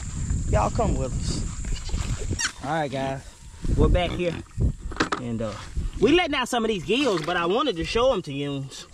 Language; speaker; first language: English; native; English